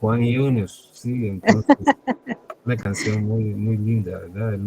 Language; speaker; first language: Spanish; native; Spanish